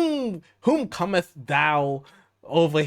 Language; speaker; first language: English; native; English